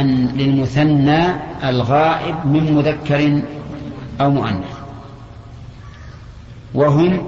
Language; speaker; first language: Arabic; native; Arabic